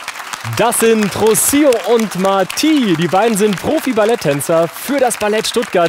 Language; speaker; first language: German; native; German